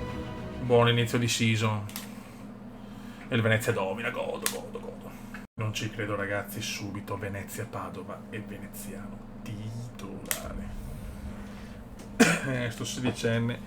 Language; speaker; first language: Italian; native; Italian